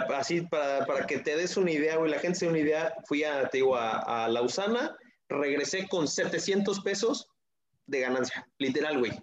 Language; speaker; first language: Spanish; native; Spanish